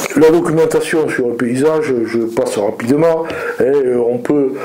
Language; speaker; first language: French; native; French